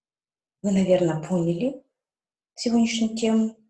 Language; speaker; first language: Russian; non-native, local second language; Kazakh